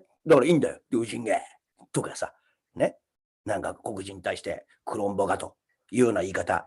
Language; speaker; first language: Japanese; native; Japanese